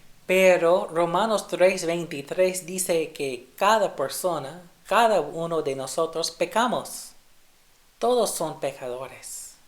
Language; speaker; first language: Spanish; non-native, fluent; English